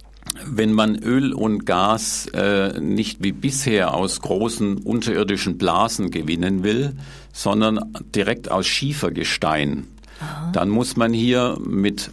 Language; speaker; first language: German; native; German